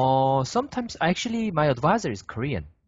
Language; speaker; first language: English; non-native, learner; Korean